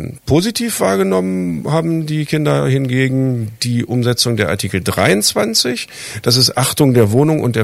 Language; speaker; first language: German; native; German